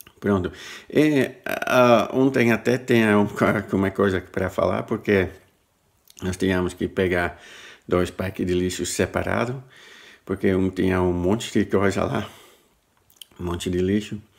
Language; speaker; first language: Portuguese; non-native, learner; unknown